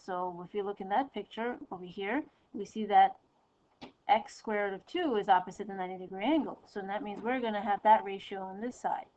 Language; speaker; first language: English; native; English